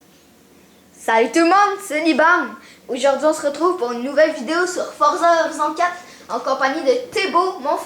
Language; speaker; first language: French; native; French